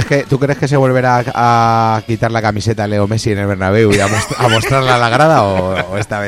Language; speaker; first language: Spanish; native; Spanish